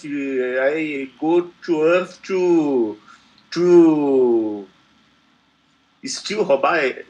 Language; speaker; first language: English; non-native, learner; Portuguese